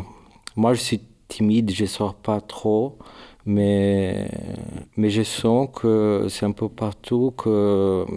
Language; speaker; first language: French; non-native, learner; Portuguese